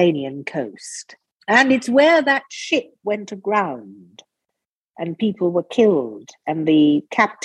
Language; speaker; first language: English; native; English